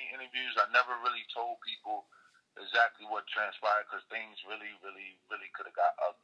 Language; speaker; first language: English; native; English